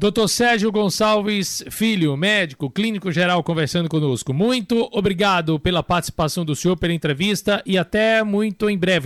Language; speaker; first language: Portuguese; native; Portuguese